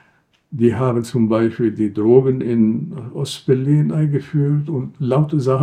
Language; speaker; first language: German; non-native, fluent; Arabic